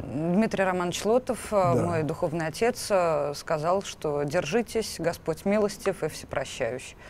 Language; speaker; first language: Russian; native; Russian